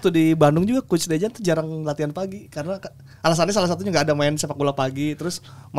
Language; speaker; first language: Indonesian; native; Indonesian